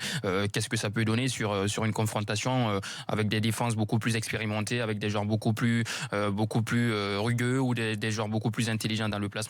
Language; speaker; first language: French; native; French